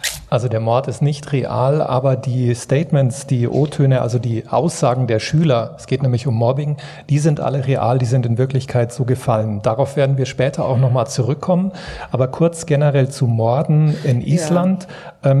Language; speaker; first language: German; native; German